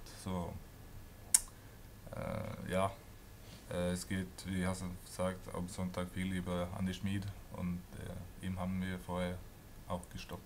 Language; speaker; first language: German; non-native, fluent; Norwegian